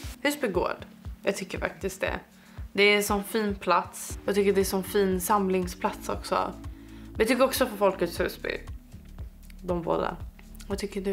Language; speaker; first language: Swedish; native; Swedish